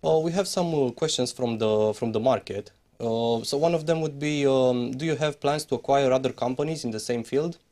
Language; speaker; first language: English; non-native, fluent; Romanian